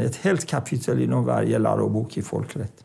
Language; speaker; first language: Swedish; non-native, fluent; Persian